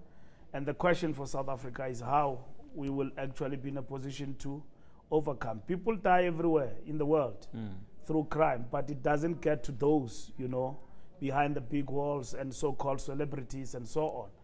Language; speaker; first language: English; non-native, local second language; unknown